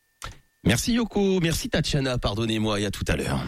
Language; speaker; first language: French; native; French